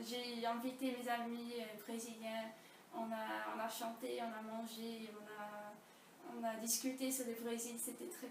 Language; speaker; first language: French; non-native, fluent; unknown